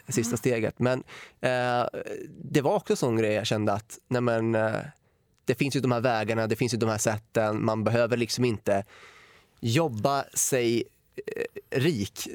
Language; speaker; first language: Swedish; early bilingual, other home language; Kurdish